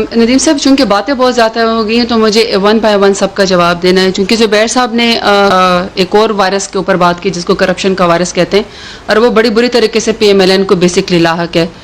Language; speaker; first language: Urdu; non-native, local second language; Pashto